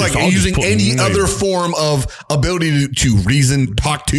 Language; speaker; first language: English; native; English